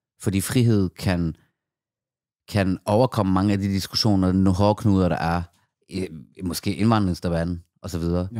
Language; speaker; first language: Danish; early bilingual, other home language; Persian